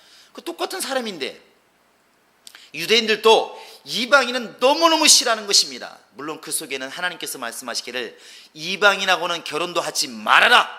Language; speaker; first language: Korean; native; Korean